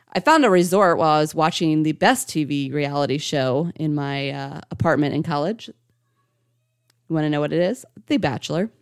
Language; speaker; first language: English; native; English